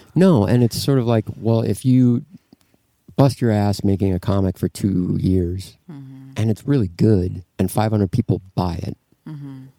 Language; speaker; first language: English; native; English